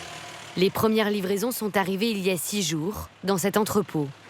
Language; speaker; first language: French; native; French